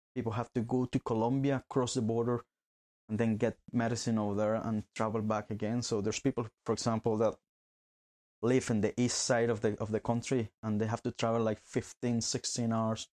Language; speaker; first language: English; non-native, fluent; Spanish